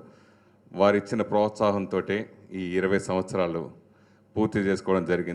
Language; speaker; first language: Telugu; native; Telugu